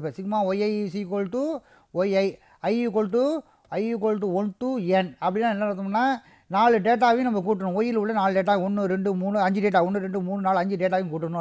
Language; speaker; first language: Tamil; native; Tamil